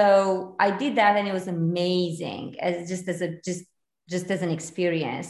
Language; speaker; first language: English; non-native, fluent; Romanian